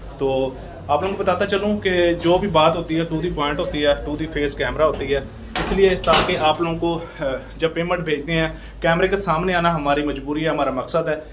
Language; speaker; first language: Urdu; non-native, local second language; Punjabi